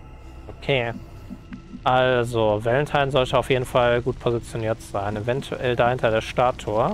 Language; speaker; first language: German; native; German